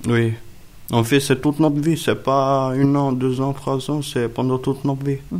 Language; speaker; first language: French; early bilingual, other home language; Albanian